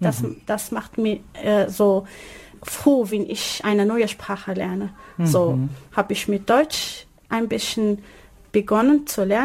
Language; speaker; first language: German; non-native, learner; Arabic